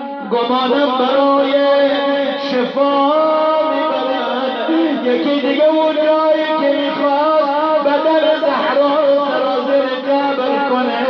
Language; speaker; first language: Persian; native; Persian